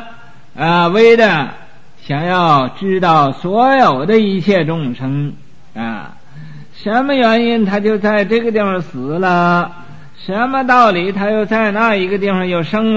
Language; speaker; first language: Chinese; native; Chinese